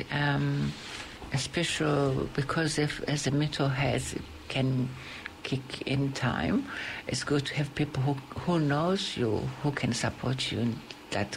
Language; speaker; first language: English; non-native, local second language; Kinyarwanda